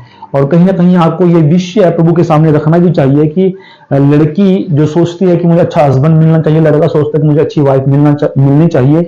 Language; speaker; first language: Hindi; native; Hindi